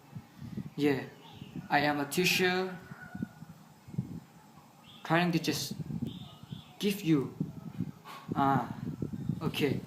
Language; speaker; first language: English; non-native, learner; Thai